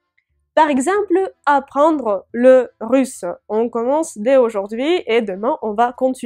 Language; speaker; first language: French; non-native, fluent; Russian